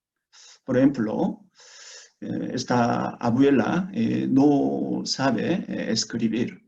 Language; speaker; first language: Spanish; non-native, fluent; Korean